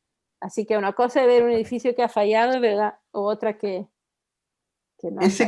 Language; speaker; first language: Spanish; non-native, fluent; Italian